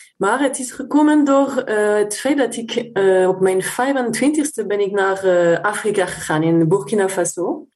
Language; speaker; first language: Dutch; non-native, fluent; French